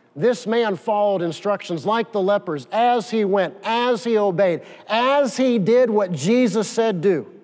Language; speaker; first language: English; native; English